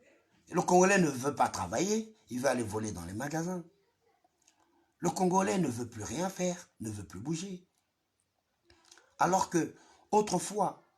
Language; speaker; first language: French; non-native, local second language; Lingala